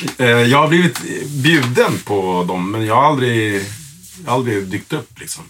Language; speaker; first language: Swedish; native; Swedish